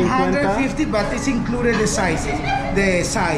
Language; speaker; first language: English; non-native, learner; Spanish